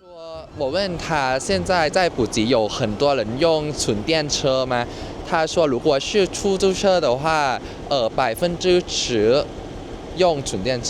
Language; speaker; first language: Chinese; non-native, fluent; Thai